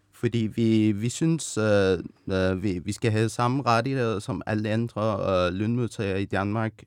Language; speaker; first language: Danish; non-native, fluent; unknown